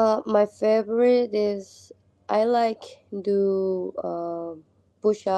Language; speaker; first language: English; non-native, learner; Spanish